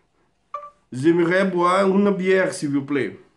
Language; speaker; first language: French; non-native, learner; Portuguese